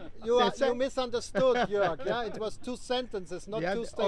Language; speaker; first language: English; non-native, fluent; German